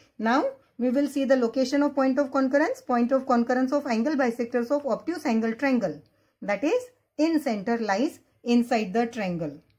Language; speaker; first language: English; non-native, local second language; Marathi